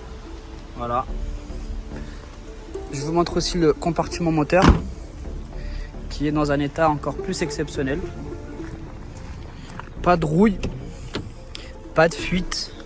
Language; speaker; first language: French; native; French